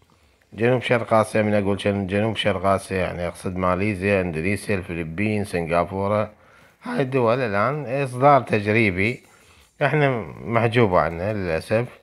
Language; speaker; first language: Arabic; native; Arabic